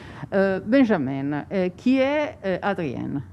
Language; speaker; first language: French; non-native, fluent; Italian